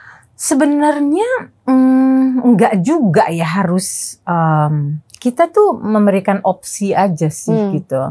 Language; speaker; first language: Indonesian; native; Indonesian